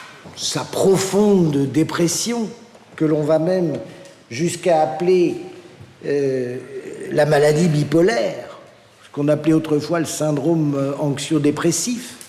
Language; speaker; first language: French; native; French